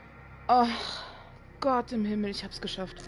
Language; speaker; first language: German; native; German